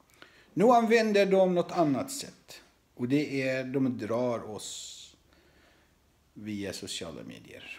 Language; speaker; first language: Swedish; non-native, fluent; Arabic